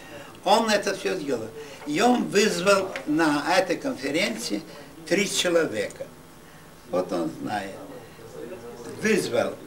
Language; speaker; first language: Russian; non-native, local second language; Yiddish